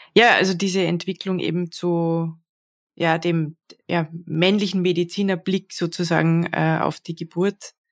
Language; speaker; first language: German; native; German